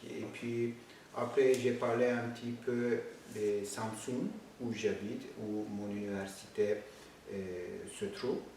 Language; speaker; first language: French; non-native, fluent; Turkish